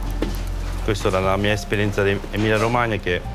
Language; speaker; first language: Italian; non-native, learner; Japanese